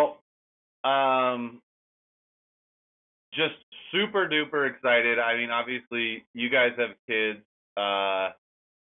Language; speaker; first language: English; native; English